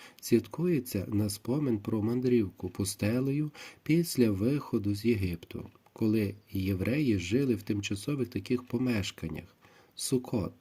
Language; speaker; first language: Ukrainian; native; Ukrainian